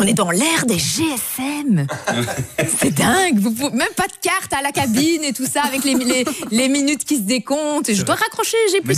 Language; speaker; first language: French; native; French